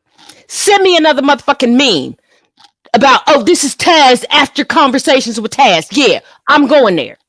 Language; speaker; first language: English; native; English